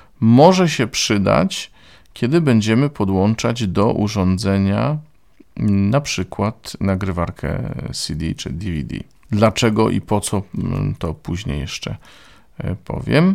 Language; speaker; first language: Polish; native; Polish